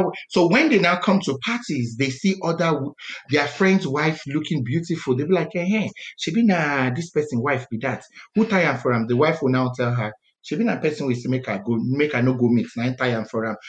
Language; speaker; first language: English; non-native, local second language; Yoruba